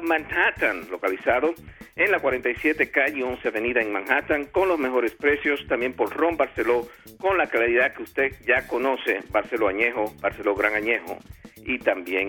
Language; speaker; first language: Spanish; native; Spanish